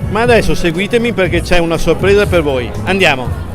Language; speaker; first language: Italian; native; Italian